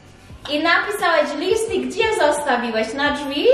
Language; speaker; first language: Polish; early bilingual, heritage; English